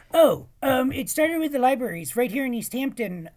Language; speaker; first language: English; native; English